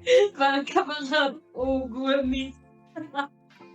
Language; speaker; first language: Portuguese; non-native, fluent; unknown